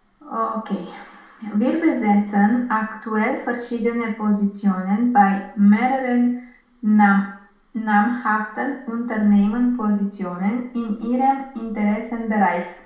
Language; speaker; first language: German; non-native, learner; Romanian